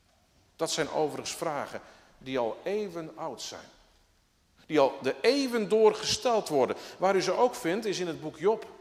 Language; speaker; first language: Dutch; native; Dutch